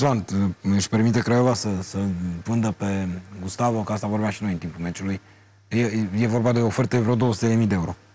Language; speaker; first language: Romanian; native; Romanian